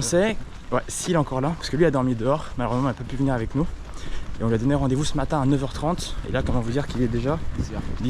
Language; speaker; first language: French; native; French